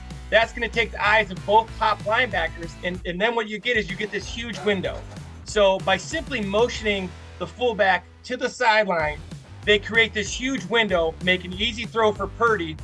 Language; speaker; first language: English; native; English